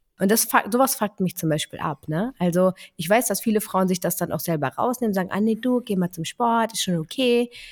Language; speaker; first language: German; early bilingual, other home language; Greek